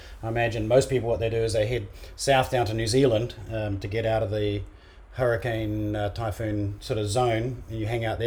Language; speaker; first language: English; native; English